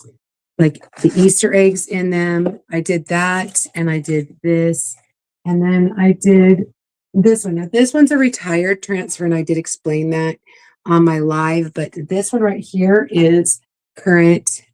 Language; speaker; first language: English; native; English